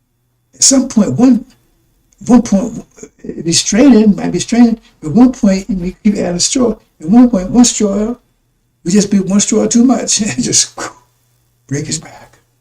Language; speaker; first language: English; native; English